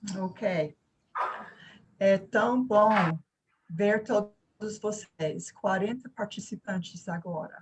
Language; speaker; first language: Portuguese; non-native, fluent; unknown